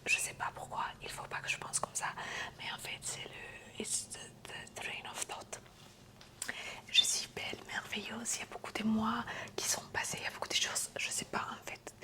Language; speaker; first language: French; non-native, fluent; Romanian